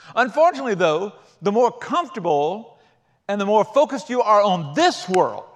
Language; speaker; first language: English; native; English